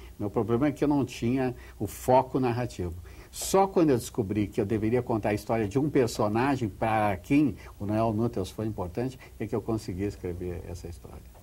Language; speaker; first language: Portuguese; native; Portuguese